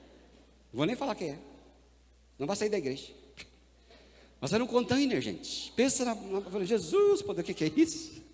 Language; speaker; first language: Portuguese; native; Portuguese